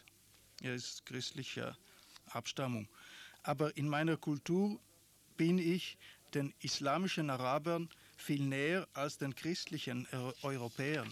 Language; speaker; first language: German; non-native, fluent; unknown